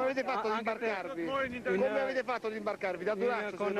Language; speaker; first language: Italian; native; Italian